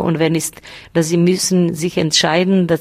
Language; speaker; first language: German; non-native, learner; Bosnian